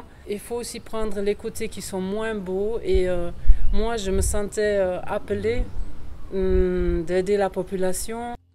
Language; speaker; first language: French; non-native, fluent; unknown